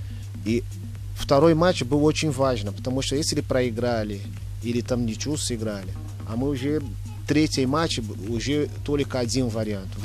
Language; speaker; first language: Russian; non-native, fluent; Portuguese